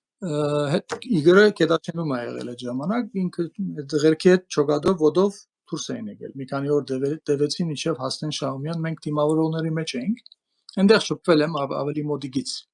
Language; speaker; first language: Armenian; early bilingual, heritage; Armenian